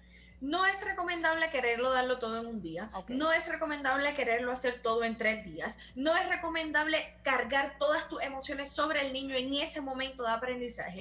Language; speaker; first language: Spanish; native; Spanish